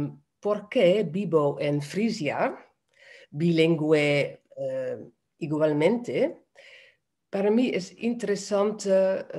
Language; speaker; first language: Spanish; non-native, fluent; Dutch